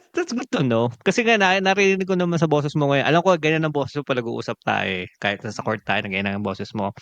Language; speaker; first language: Filipino; native; Filipino